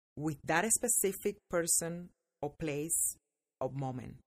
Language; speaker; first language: English; non-native, fluent; Spanish